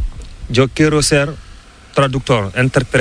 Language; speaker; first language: Spanish; non-native, learner; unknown